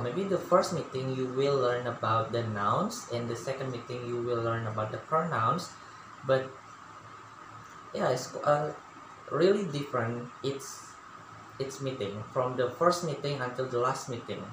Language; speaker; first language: English; non-native, learner; Balinese